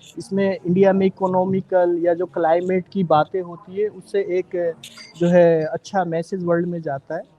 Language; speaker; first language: Hindi; native; Hindi